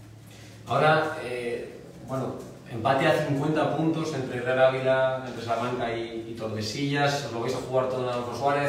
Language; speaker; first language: Spanish; native; Spanish